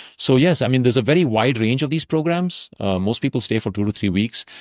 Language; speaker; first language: English; non-native, local second language; Tamil